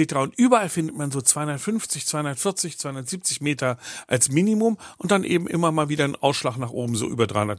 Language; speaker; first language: German; native; German